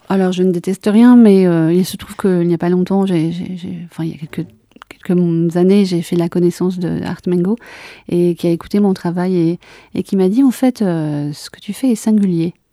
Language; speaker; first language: French; native; French